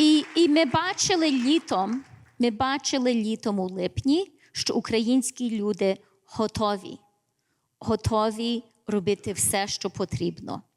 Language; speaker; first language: Ukrainian; early bilingual, heritage; English